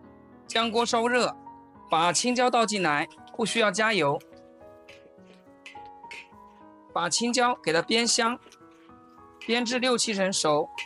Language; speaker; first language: Chinese; native; Chinese